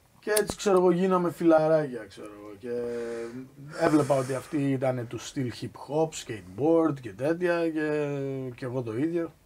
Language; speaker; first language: Greek; early bilingual, other home language; English